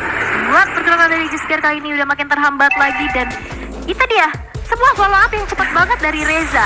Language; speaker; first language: Indonesian; native; Indonesian